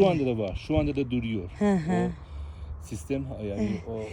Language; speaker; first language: Turkish; non-native, learner; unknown